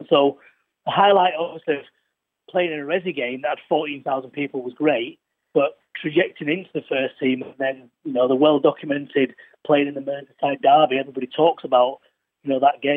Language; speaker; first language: English; native; English